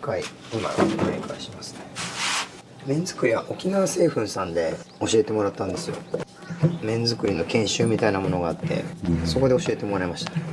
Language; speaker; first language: Japanese; native; Japanese